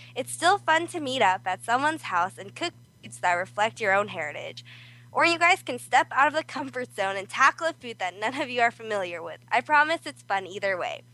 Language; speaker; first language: English; early bilingual, other home language; Korean